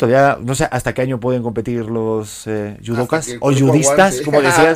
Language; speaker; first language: Spanish; native; Spanish